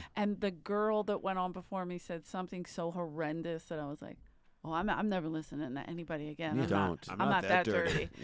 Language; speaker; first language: English; native; English